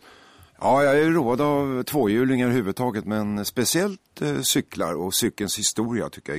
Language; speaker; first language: Swedish; native; Swedish